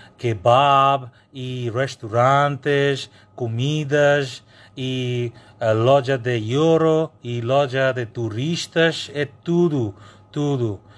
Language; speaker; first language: Portuguese; non-native, learner; Bangla